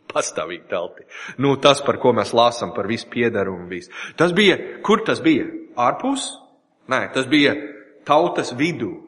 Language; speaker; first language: Latvian; non-native, learner; English